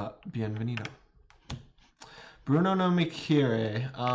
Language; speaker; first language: Spanish; non-native, learner; English